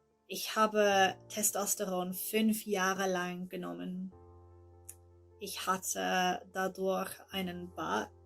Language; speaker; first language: German; non-native, learner; English